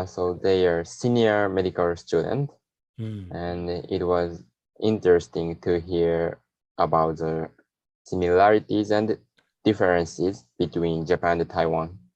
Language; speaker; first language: English; non-native, learner; Japanese